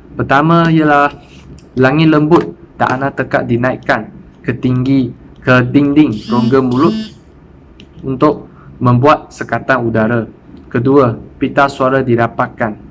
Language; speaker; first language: Malay; non-native, local second language; Chinese